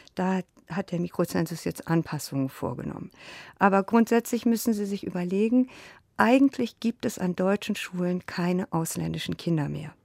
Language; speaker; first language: German; native; German